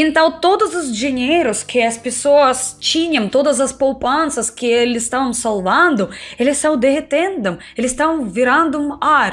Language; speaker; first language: Portuguese; non-native, fluent; Russian